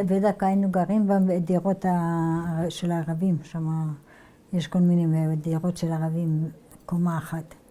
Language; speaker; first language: Hebrew; early bilingual, other home language; Arabic